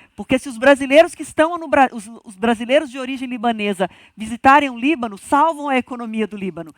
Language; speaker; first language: Portuguese; native; Portuguese